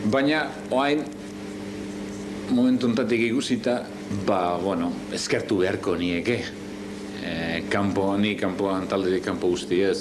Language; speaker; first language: Basque; non-native, local second language; Spanish